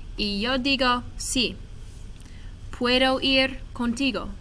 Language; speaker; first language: Spanish; non-native, fluent; English